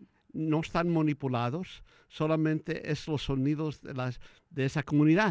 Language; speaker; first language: Spanish; early bilingual, heritage; Spanish